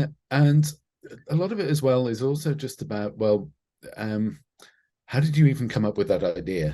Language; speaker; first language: English; native; English